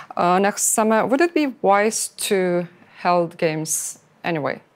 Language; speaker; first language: English; non-native, fluent; Lithuanian